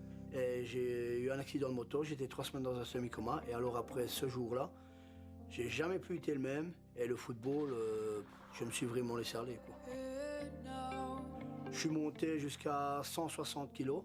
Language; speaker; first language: French; native; French